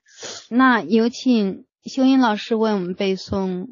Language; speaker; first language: Chinese; native; Chinese